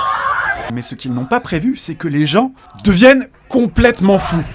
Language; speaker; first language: French; native; French